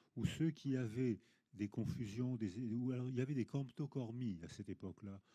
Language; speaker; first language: French; native; French